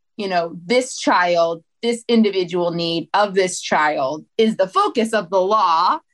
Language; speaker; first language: English; native; English